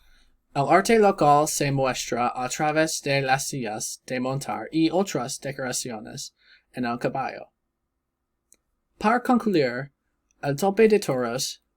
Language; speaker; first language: Spanish; non-native, learner; English